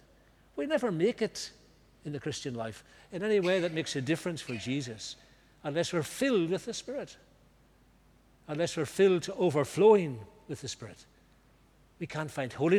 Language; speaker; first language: English; native; English